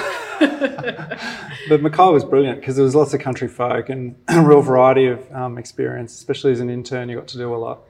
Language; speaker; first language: English; native; English